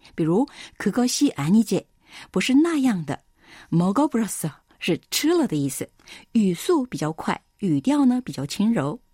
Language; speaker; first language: Chinese; non-native, fluent; Korean